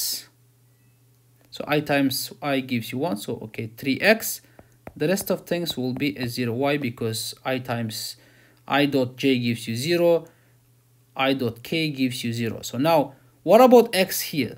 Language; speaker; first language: English; non-native, fluent; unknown